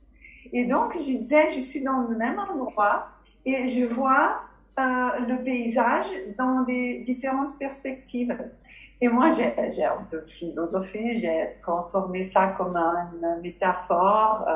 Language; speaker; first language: French; non-native, fluent; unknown